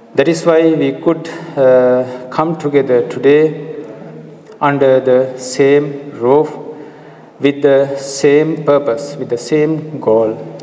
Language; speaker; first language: English; non-native, local second language; Sinhala